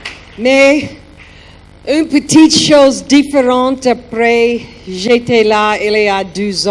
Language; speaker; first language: French; non-native, learner; German